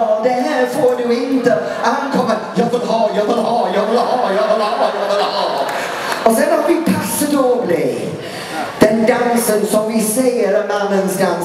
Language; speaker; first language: Swedish; non-native, fluent; English